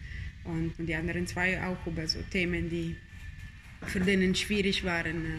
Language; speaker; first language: German; non-native, fluent; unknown